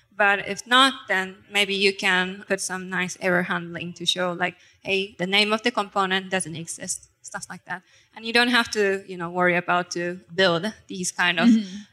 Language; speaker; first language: English; non-native, fluent; Japanese